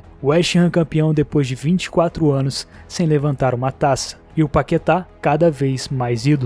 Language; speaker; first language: Portuguese; native; Portuguese